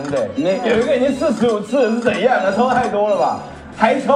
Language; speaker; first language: Chinese; native; Chinese